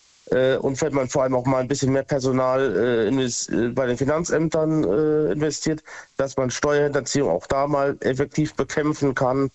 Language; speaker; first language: German; native; German